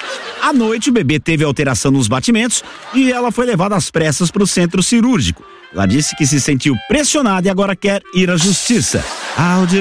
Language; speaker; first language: Portuguese; native; Portuguese